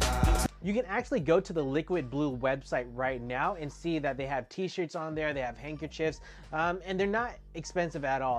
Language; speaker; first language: English; native; English